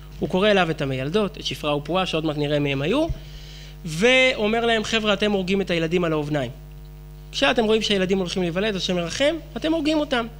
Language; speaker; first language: Hebrew; native; Hebrew